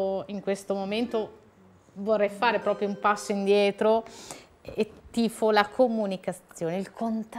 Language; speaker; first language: Italian; native; Italian